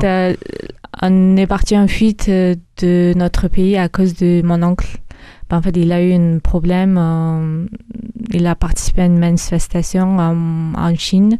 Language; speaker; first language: French; early bilingual, other home language; Mongolian